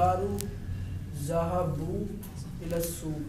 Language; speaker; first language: Arabic; non-native, learner; Urdu